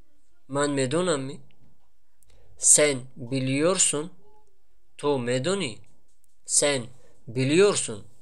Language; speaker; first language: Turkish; non-native, fluent; Tajik